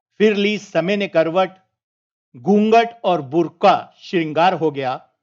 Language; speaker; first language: Hindi; non-native, local second language; Punjabi